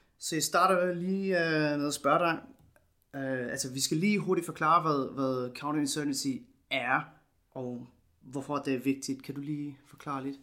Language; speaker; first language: Danish; non-native, fluent; English